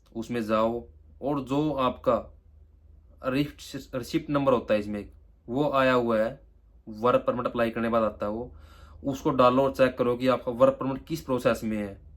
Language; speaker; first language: Hindi; native; Hindi